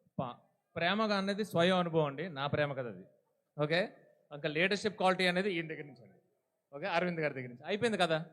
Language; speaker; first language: Telugu; native; Telugu